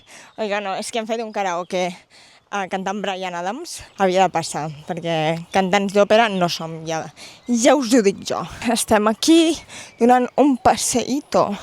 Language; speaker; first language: Catalan; native; Catalan